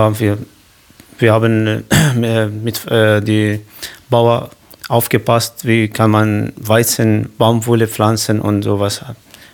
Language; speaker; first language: German; non-native, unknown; Kurdish